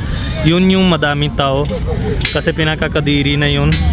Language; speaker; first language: Filipino; non-native, learner; Punjabi